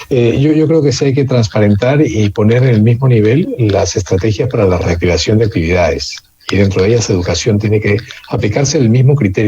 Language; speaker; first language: Spanish; native; Spanish